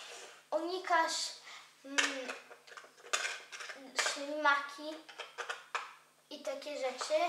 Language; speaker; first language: Polish; early bilingual, heritage; Polish